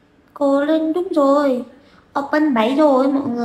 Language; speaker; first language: Vietnamese; non-native, learner; Indonesian